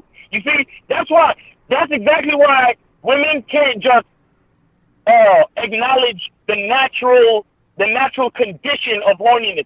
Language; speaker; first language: English; native; English